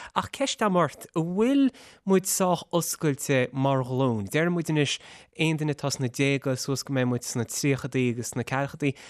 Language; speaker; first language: Irish; native; Irish